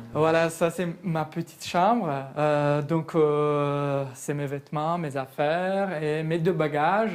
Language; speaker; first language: French; non-native, fluent; Azerbaijani